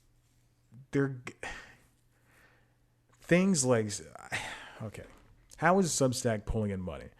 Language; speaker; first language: English; native; English